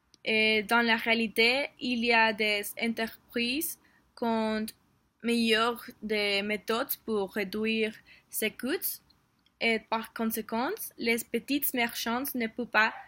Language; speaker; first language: French; non-native, learner; Spanish